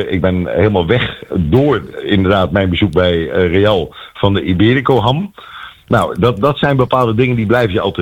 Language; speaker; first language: Dutch; native; Dutch